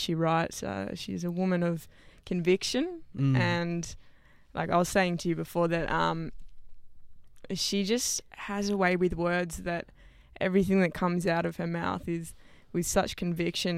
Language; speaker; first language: English; native; English